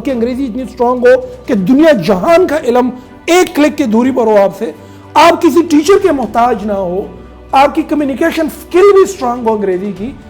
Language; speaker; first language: Urdu; non-native, local second language; Pashto